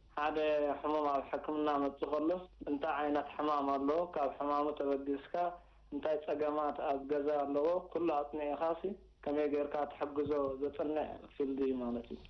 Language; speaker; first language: Tigrinya; non-native, local second language; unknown